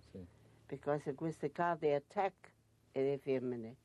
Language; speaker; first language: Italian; early bilingual, heritage; Italian